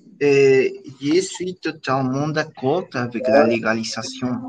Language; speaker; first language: French; non-native, learner; Spanish